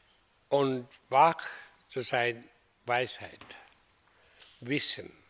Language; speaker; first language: German; non-native, learner; Hindi